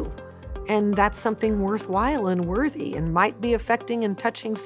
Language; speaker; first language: English; native; English